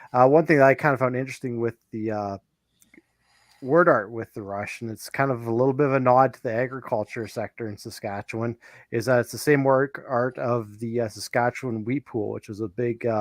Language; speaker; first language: English; native; English